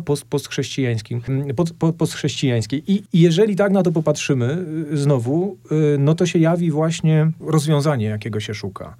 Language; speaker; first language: Polish; native; Polish